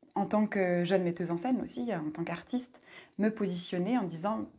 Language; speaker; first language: French; native; French